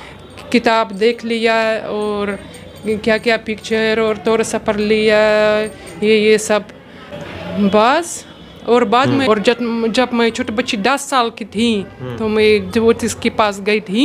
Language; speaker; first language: Hindi; non-native, learner; Russian